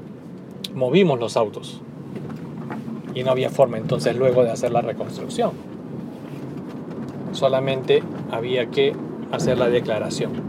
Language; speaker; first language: Spanish; native; Spanish